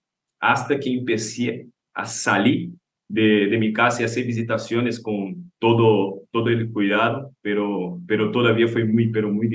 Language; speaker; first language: Spanish; non-native, learner; Portuguese